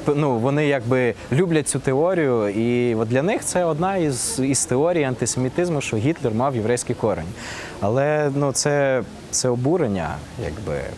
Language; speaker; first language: Ukrainian; non-native, local second language; Russian